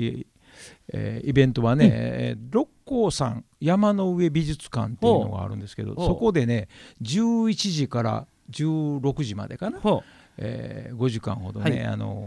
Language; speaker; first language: Japanese; native; Japanese